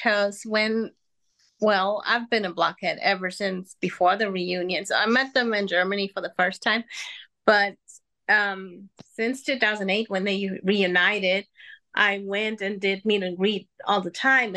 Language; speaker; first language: English; non-native, fluent; Spanish